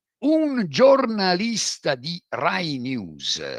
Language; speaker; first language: Italian; native; Italian